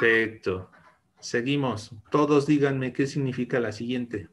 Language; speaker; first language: Spanish; native; Spanish